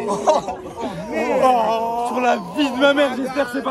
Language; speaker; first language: French; native; French